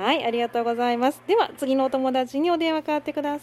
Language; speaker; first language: Japanese; native; Japanese